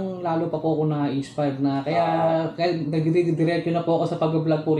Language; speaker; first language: Filipino; native; Filipino